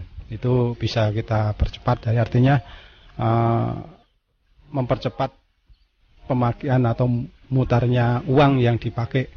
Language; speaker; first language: Indonesian; non-native, local second language; Javanese